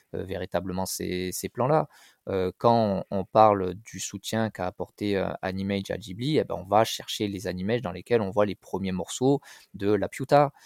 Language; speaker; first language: French; native; French